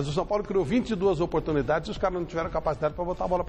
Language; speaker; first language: Portuguese; native; Portuguese